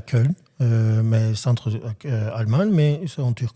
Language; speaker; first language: French; non-native, learner; Armenian